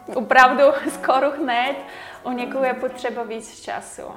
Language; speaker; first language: Czech; non-native, fluent; Bulgarian